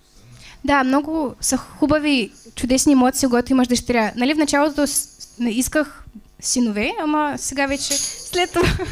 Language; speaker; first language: Bulgarian; non-native, fluent; Russian